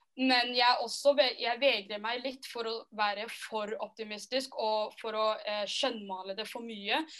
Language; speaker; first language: Norwegian; native; Norwegian